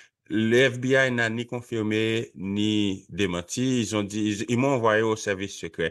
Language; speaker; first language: French; non-native, local second language; Haitian Creole